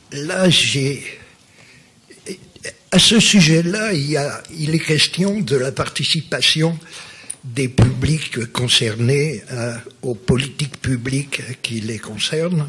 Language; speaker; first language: French; native; French